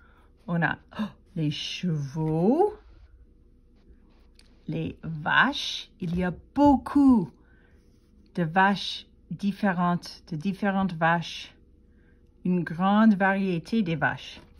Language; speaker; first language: French; non-native, fluent; English